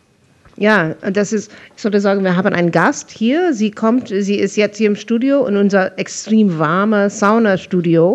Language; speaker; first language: German; non-native, fluent; English